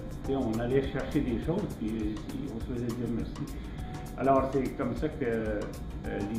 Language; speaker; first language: French; native; French